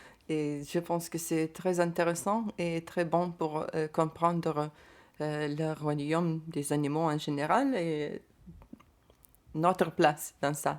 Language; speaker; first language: French; non-native, learner; Lithuanian